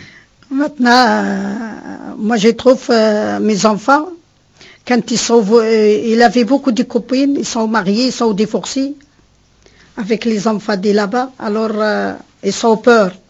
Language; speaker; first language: French; non-native, learner; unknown